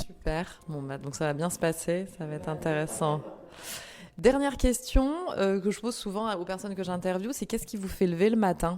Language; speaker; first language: French; native; French